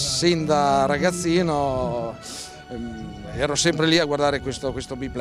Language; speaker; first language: Italian; early bilingual, heritage; Italian